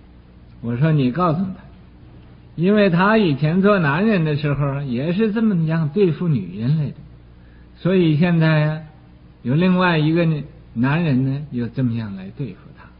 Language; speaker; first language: Chinese; native; Chinese